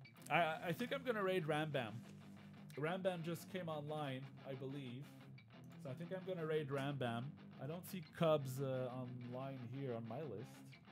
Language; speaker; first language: English; non-native, local second language; French